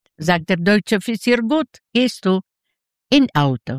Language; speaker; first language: German; non-native, learner; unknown